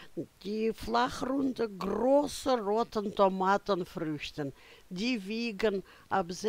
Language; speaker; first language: German; non-native, fluent; Russian